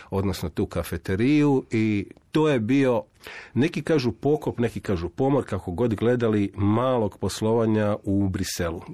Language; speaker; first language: Croatian; native; Croatian